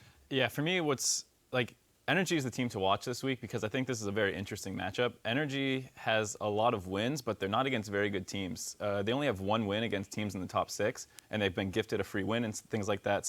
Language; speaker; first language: English; native; English